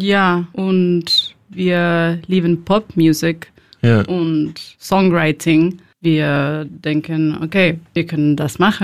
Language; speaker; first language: German; non-native, learner; Spanish